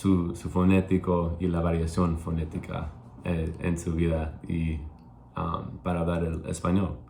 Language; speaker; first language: Spanish; non-native, learner; English